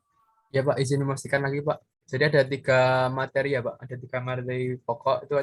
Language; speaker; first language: Indonesian; native; Indonesian